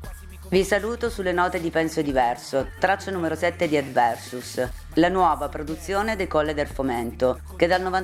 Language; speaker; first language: Italian; native; Italian